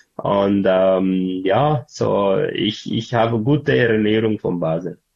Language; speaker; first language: German; non-native, learner; Tigrinya